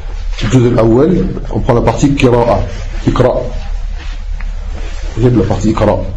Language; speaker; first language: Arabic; non-native, fluent; French